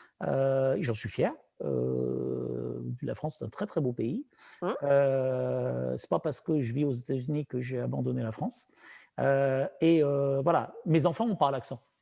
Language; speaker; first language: French; native; French